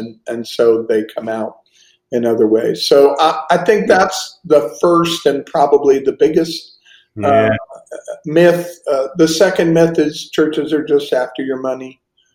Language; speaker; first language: English; native; English